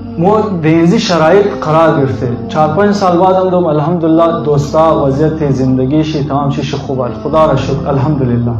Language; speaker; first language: Persian; native; Persian